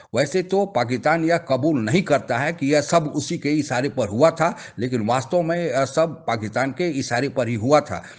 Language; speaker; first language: Hindi; native; Hindi